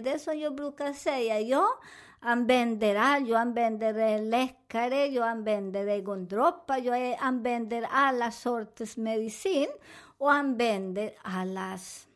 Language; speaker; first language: Swedish; non-native, fluent; Spanish